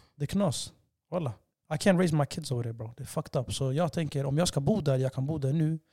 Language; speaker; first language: Swedish; non-native, fluent; Somali